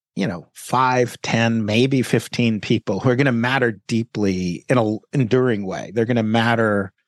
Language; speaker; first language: English; native; English